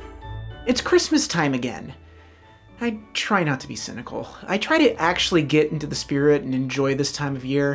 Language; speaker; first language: English; native; English